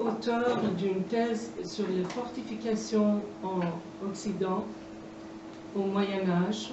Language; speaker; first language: French; non-native, fluent; Persian